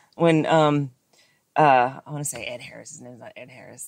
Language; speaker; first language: English; native; English